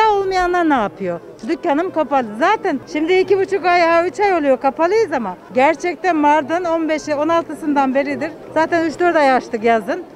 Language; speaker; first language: Turkish; native; Turkish